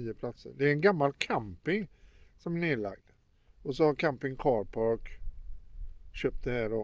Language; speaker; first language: Swedish; native; Swedish